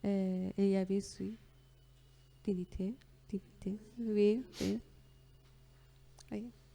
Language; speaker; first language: French; non-native, learner; Persian